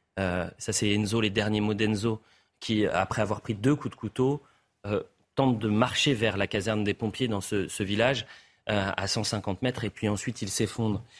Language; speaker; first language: French; native; French